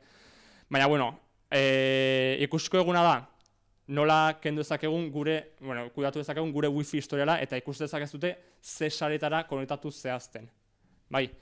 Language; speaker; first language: Basque; native; Basque